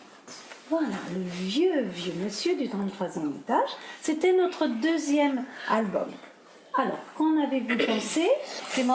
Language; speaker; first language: French; native; French